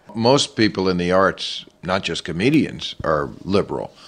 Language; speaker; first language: English; native; English